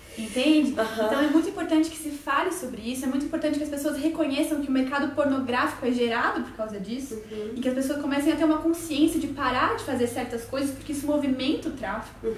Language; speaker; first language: Portuguese; native; Portuguese